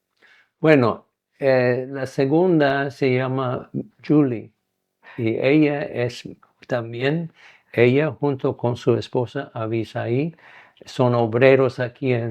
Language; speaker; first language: Spanish; non-native, fluent; English